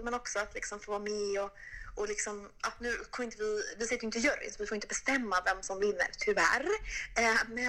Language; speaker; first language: Swedish; native; Swedish